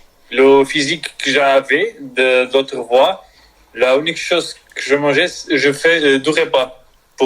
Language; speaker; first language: French; non-native, learner; Spanish